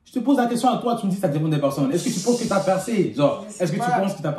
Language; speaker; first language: French; native; French